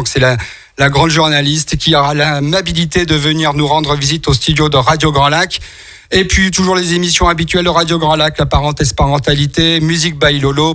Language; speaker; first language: French; native; French